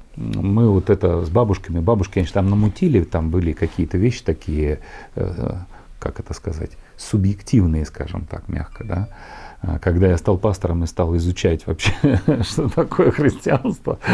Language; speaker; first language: Russian; native; Russian